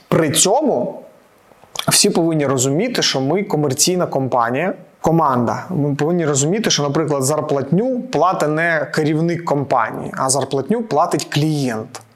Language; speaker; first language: Ukrainian; non-native, local second language; Russian